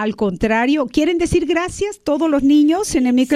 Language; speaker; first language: Spanish; native; Spanish